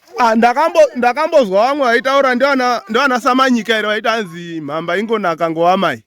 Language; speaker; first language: Shona; native; Shona